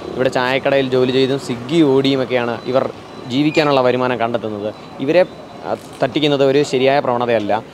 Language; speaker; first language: Malayalam; native; Malayalam